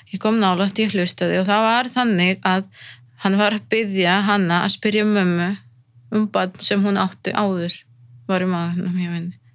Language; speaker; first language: Icelandic; non-native, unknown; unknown